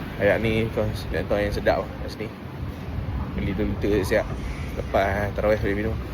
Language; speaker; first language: Malay; native; Malay